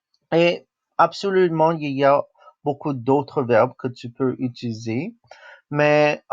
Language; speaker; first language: French; non-native, local second language; English